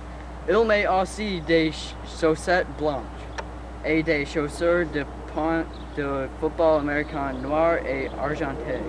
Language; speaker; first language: French; non-native, learner; English